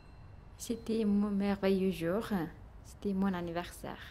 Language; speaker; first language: French; non-native, learner; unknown